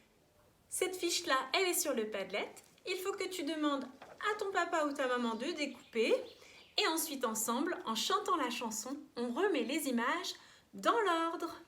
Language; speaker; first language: French; native; French